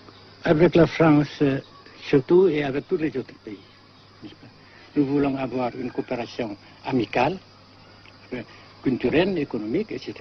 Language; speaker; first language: French; non-native, local second language; Vietnamese